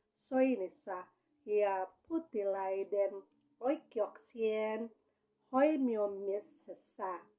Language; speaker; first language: Finnish; non-native, learner; Cebuano